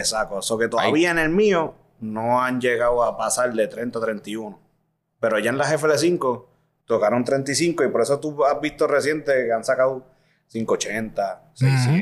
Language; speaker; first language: Spanish; native; Spanish